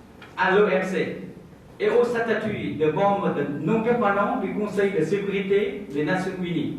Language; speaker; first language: French; non-native, fluent; Vietnamese